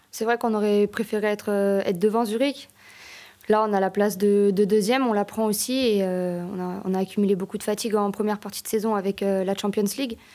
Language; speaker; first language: French; native; French